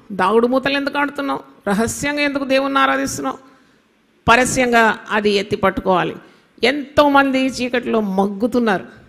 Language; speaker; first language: Telugu; non-native, local second language; Malayalam